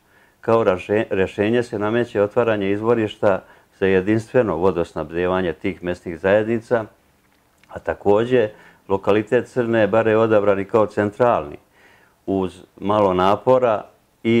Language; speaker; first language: Serbian; native; Serbian